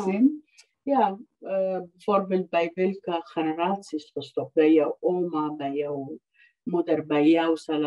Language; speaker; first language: Dutch; non-native, fluent; Arabic